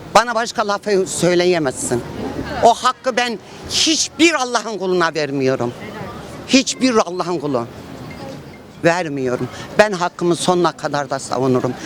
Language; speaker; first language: Turkish; native; Turkish